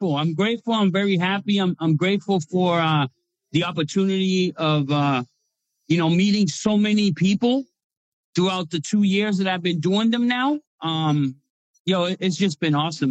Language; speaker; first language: English; native; English